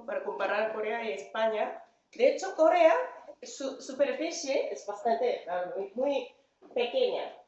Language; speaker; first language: Spanish; non-native, fluent; Korean